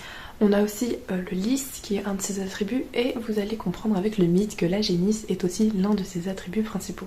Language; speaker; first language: French; native; French